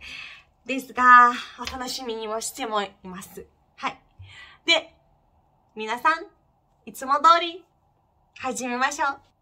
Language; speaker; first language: Japanese; non-native, learner; Ukrainian